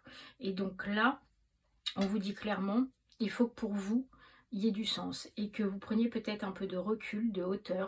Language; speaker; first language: French; native; French